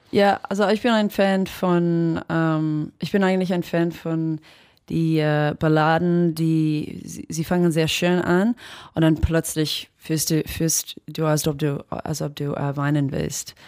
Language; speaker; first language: German; non-native, fluent; English